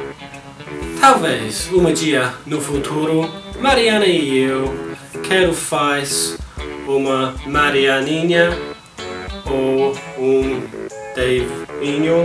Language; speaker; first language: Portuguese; non-native, learner; English